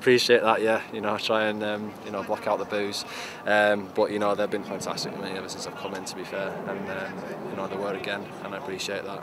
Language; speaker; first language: English; native; English